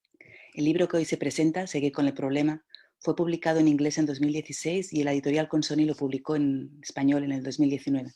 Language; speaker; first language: Spanish; native; Spanish